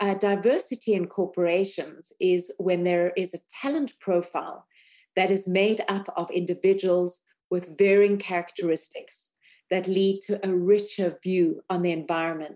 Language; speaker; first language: English; native; English